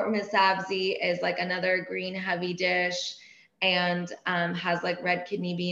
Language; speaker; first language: English; early bilingual, other home language; Persian